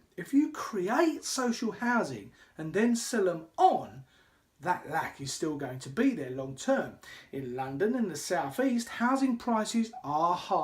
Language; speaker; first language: English; native; English